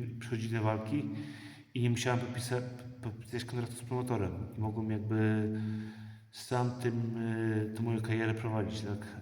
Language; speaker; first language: Polish; early bilingual, heritage; Polish